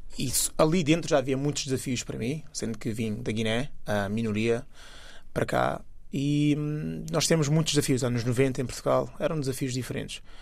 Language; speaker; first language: Portuguese; early bilingual, other home language; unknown